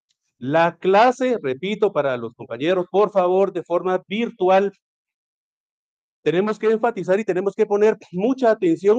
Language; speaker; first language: Spanish; native; Spanish